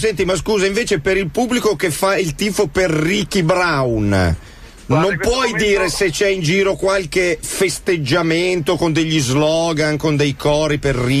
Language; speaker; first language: Italian; native; Italian